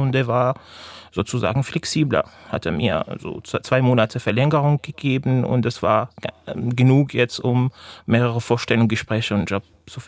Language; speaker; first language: German; non-native, fluent; Arabic